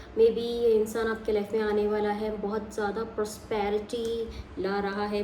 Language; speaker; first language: Hindi; non-native, local second language; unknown